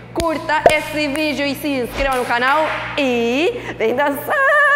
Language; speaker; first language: Portuguese; non-native, fluent; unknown